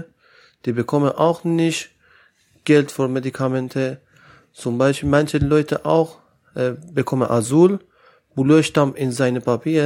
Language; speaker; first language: German; non-native, learner; Persian